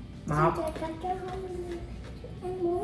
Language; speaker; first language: Vietnamese; early bilingual, heritage; Vietnamese